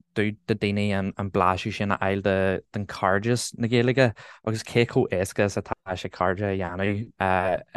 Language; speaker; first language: Irish; non-native, local second language; English